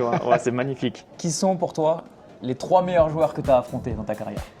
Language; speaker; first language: French; native; French